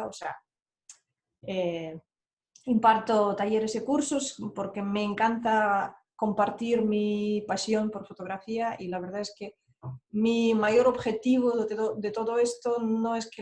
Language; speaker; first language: Spanish; non-native, fluent; Russian